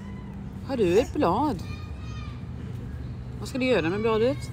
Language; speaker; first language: Swedish; early bilingual, heritage; Swedish